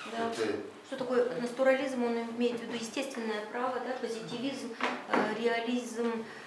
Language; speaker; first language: Russian; native; Russian